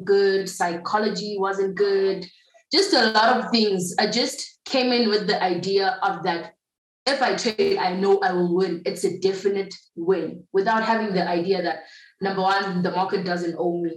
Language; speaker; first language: English; non-native, local second language; Zulu